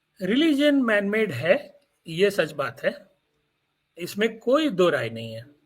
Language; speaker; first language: Urdu; non-native, local second language; Gujarati